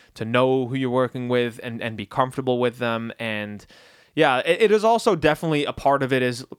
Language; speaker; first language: English; early bilingual, other home language; Dutch